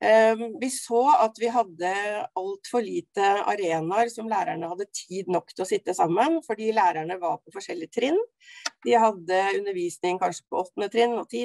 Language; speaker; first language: Norwegian; native; Norwegian